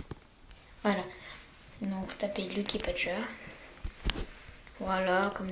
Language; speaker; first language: French; native; French